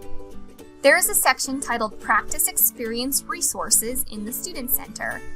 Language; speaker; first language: English; native; English